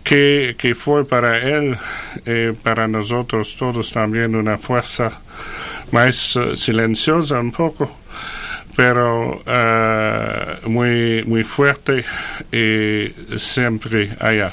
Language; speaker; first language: Spanish; non-native, fluent; French